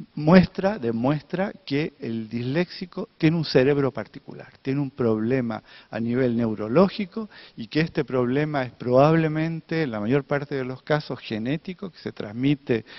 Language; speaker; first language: Spanish; native; Spanish